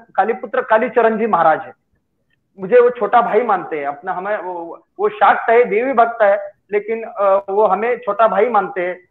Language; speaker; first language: Hindi; non-native, local second language; Marathi